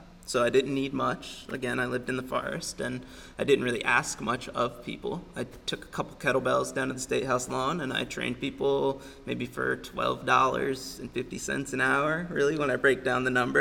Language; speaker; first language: English; native; English